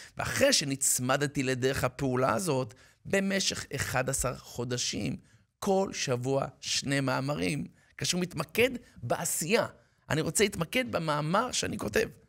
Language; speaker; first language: Hebrew; native; Hebrew